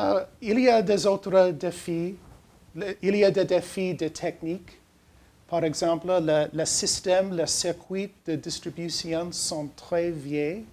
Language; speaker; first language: French; non-native, learner; English